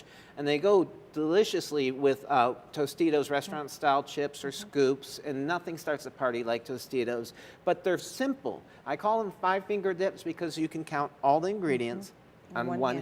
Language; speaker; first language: English; native; English